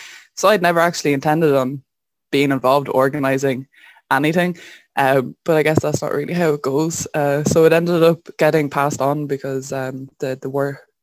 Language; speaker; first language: English; native; English